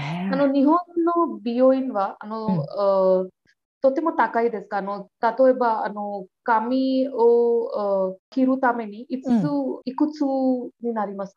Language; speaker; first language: Japanese; non-native, learner; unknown